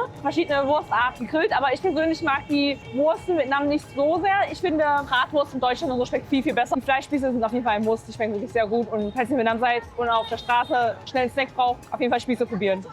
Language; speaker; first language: German; native; German